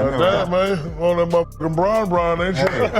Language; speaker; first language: English; native; English